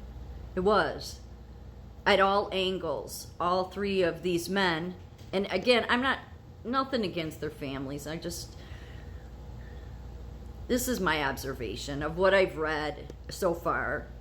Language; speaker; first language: English; native; English